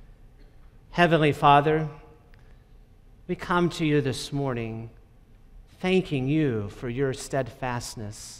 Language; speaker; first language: English; native; English